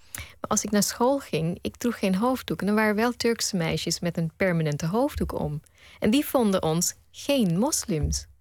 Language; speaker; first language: Dutch; early bilingual, other home language; Punjabi